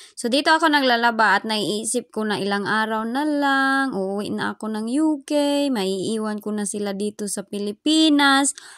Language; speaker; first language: Filipino; non-native, local second language; Cebuano